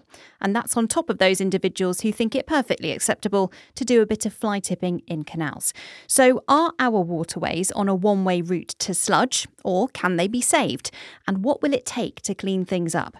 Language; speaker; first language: English; native; English